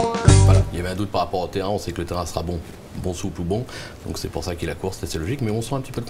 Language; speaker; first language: French; native; French